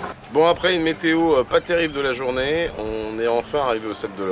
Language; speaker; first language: French; native; French